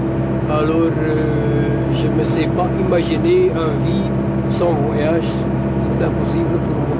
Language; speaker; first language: French; non-native, local second language; Dutch